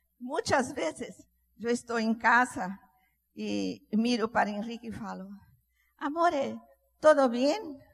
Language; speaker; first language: Spanish; non-native, learner; Portuguese